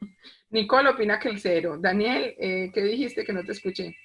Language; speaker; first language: Spanish; native; Spanish